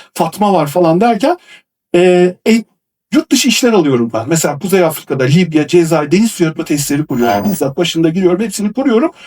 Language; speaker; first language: Turkish; native; Turkish